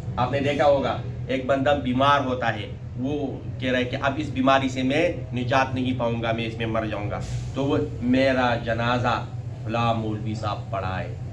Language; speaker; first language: Urdu; non-native, local second language; Pashto